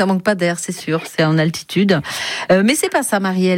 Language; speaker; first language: French; native; French